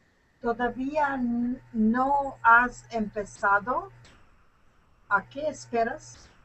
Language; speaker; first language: Spanish; non-native, learner; English